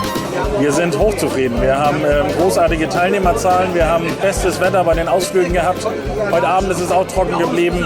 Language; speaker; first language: German; native; German